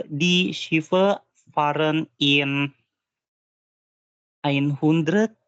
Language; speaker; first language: German; non-native, learner; Indonesian